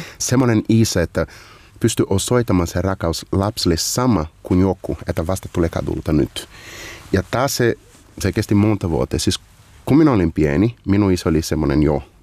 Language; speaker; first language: Finnish; non-native, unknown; Portuguese